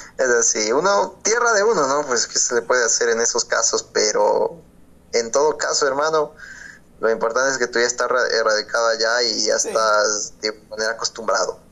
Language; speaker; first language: Spanish; native; Spanish